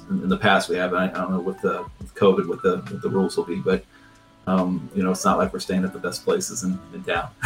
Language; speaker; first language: English; native; English